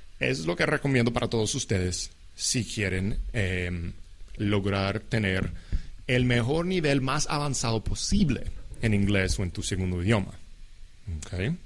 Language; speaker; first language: Spanish; non-native, fluent; English